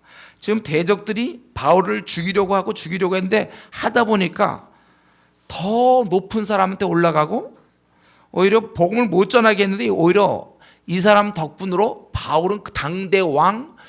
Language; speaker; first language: Korean; native; Korean